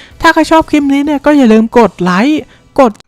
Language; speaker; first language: Thai; native; Thai